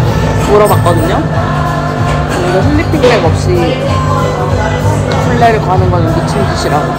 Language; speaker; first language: Korean; native; Korean